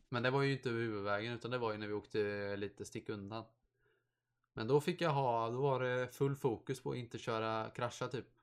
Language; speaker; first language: Swedish; native; Swedish